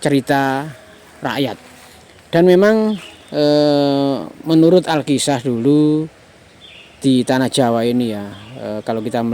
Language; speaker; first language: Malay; non-native, local second language; Javanese